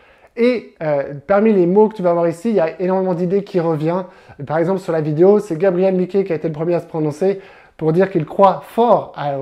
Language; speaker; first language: French; native; French